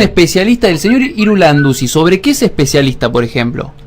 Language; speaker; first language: Spanish; native; Spanish